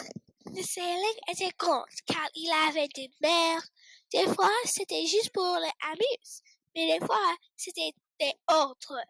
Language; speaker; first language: French; non-native, learner; English